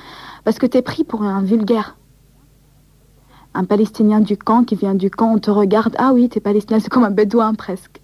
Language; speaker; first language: French; non-native, local second language; Arabic